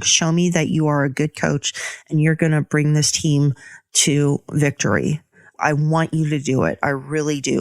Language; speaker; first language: English; native; English